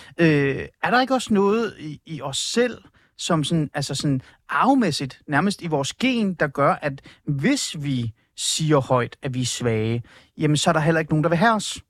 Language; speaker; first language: Danish; native; Danish